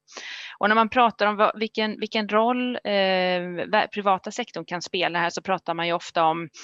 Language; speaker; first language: Swedish; native; Swedish